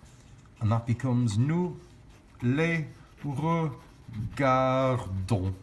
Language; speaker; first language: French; non-native, fluent; English